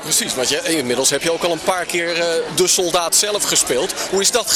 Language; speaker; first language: Dutch; native; Dutch